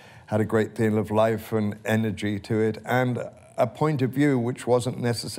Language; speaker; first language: English; native; English